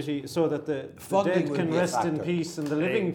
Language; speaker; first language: English; native; English